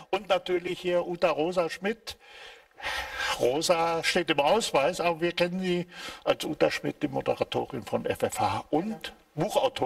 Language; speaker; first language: German; native; German